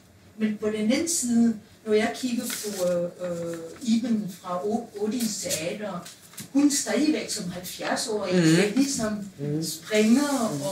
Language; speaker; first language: Danish; non-native, fluent; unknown